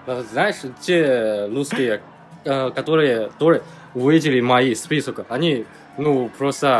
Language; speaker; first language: Russian; non-native, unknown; Chinese